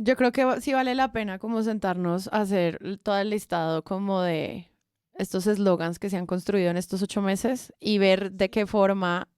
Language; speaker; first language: Spanish; native; Spanish